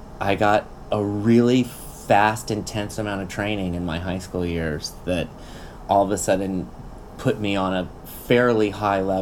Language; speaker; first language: English; native; English